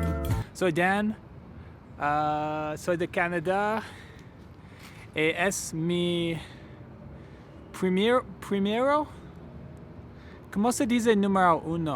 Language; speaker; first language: Spanish; non-native, learner; English